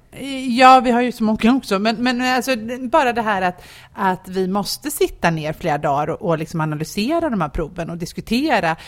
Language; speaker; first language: Swedish; native; Swedish